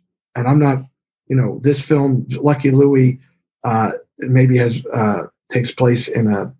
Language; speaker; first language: English; native; English